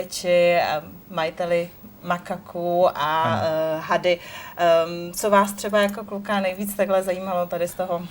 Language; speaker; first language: Czech; native; Czech